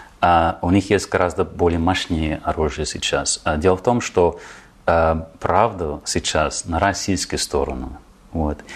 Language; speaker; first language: Russian; non-native, fluent; English